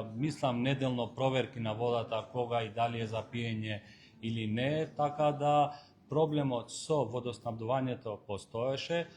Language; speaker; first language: Macedonian; non-native, local second language; Albanian